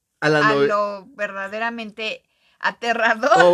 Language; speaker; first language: Spanish; native; Spanish